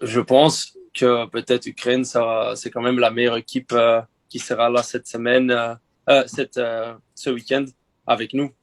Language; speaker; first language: French; non-native, local second language; Dutch